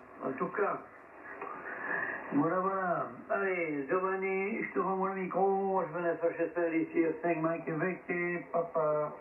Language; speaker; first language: French; native; French